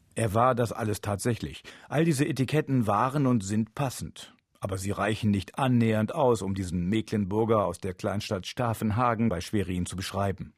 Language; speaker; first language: German; native; German